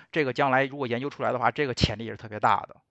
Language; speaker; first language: Chinese; native; Chinese